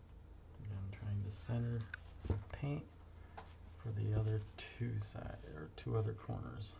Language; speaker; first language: English; native; English